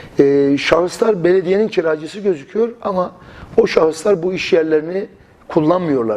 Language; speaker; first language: Turkish; native; Turkish